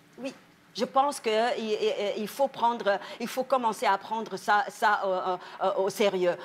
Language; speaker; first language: French; non-native, local second language; Arabic